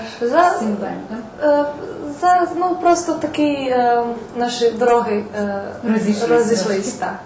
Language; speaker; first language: Ukrainian; non-native, local second language; Serbian